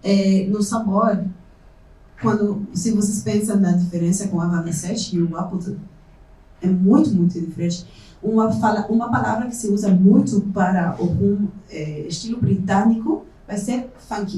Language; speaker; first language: Portuguese; non-native, fluent; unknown